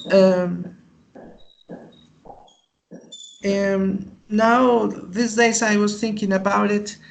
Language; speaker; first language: English; non-native, learner; Spanish